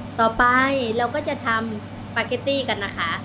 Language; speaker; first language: Thai; native; Thai